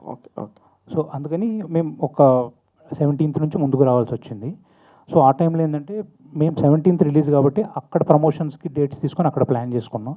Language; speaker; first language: Telugu; native; Telugu